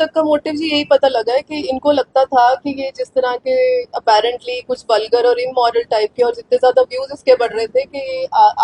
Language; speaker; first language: Hindi; non-native, local second language; Punjabi